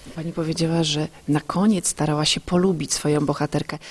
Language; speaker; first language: Polish; native; Polish